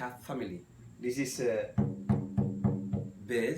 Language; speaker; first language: English; non-native, learner; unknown